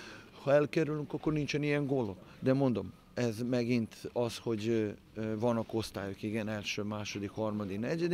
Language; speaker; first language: Hungarian; non-native, fluent; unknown